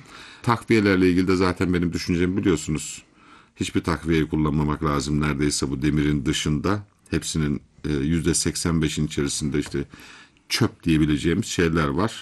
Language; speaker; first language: Turkish; native; Turkish